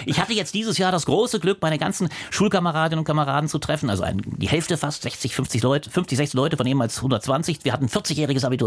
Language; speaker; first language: German; native; German